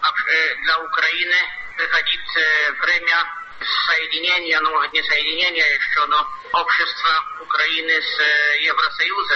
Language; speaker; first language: Russian; non-native, fluent; Polish